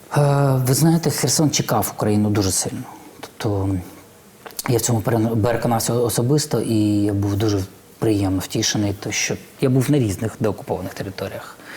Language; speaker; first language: Ukrainian; non-native, local second language; Russian